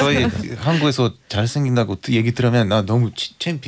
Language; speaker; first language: Korean; non-native, fluent; Bulgarian